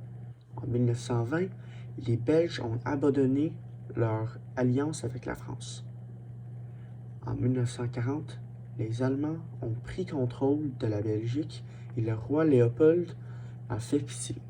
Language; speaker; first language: French; non-native, learner; English